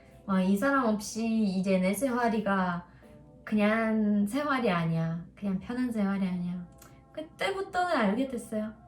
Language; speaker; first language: Korean; non-native, learner; Russian